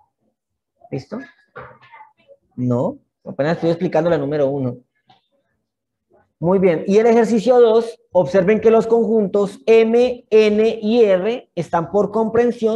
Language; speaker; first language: Spanish; native; Spanish